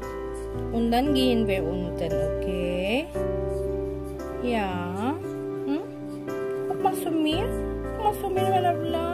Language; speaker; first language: German; non-native, learner; Filipino